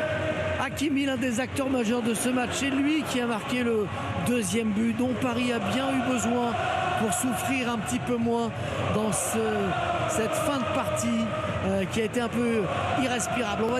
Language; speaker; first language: French; native; French